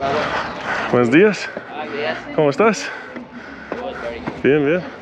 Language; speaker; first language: Spanish; non-native, learner; English